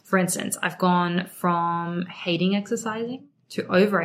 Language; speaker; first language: English; native; English